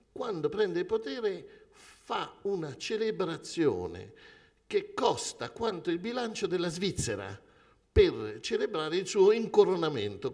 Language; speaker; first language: Italian; native; Italian